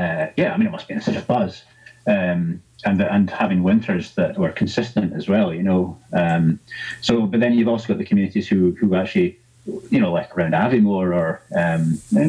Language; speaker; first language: English; native; English